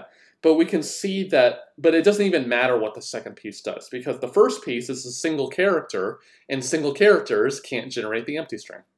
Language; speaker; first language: English; native; English